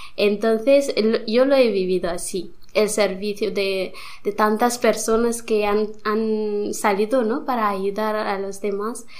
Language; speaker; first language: Spanish; non-native, fluent; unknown